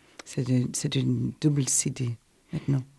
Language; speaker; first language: French; non-native, learner; English